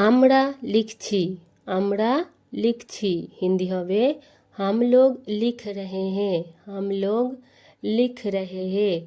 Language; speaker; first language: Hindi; non-native, fluent; Bangla